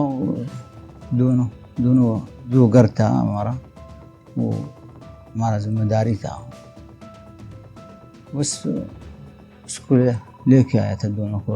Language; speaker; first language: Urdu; non-native, learner; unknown